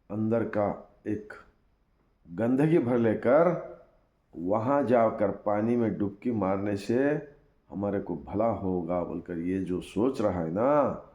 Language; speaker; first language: Hindi; non-native, local second language; Kannada